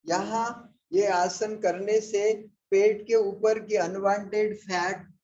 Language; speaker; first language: Hindi; non-native, local second language; Marathi